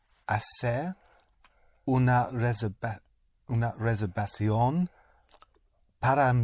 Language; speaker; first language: Spanish; non-native, learner; English